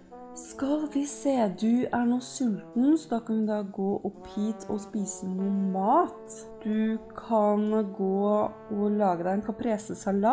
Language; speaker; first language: Norwegian; native; Norwegian